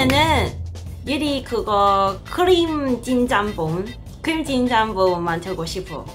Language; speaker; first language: Korean; non-native, learner; Cantonese